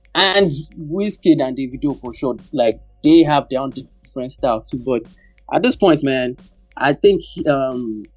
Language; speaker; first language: English; non-native, local second language; Yoruba